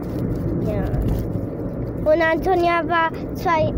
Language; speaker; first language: German; early bilingual, other home language; Vietnamese